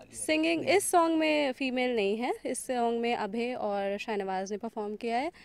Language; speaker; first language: Hindi; native; Hindi